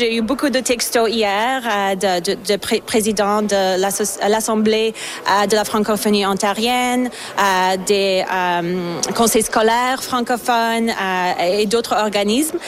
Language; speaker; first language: French; non-native, fluent; Slovak